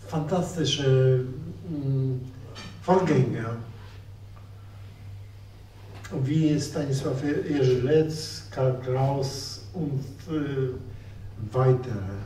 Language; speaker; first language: German; non-native, fluent; Polish